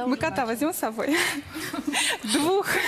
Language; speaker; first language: Russian; native; Russian